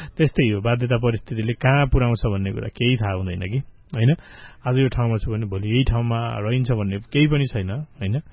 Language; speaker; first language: Nepali; native; Nepali